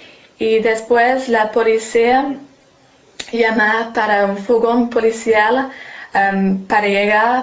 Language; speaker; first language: Spanish; non-native, learner; English